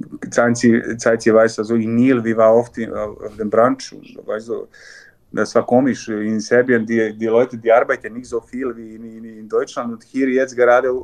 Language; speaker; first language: German; non-native, learner; Serbian